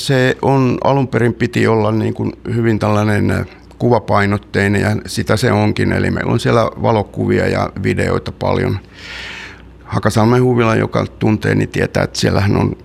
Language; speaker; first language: Finnish; native; Finnish